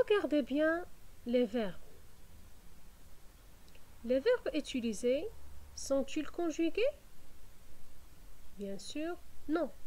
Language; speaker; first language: French; non-native, fluent; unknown